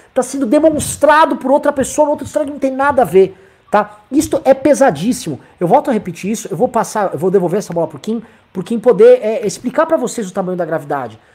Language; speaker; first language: Portuguese; native; Portuguese